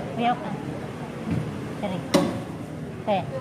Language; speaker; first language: Chinese; non-native, learner; Filipino